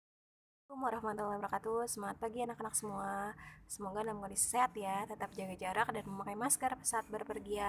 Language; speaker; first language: Indonesian; native; Indonesian